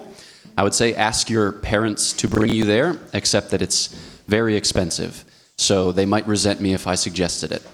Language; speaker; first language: English; native; English